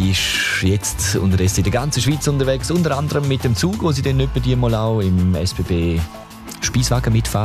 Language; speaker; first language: German; native; German